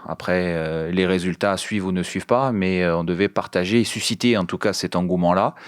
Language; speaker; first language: French; native; French